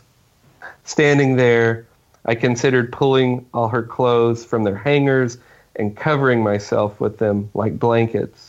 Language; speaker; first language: English; native; English